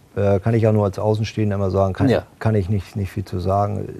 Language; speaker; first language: German; native; German